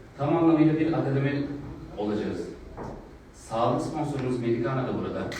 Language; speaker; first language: Turkish; native; Turkish